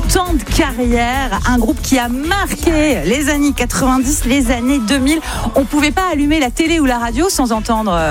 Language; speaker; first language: French; native; French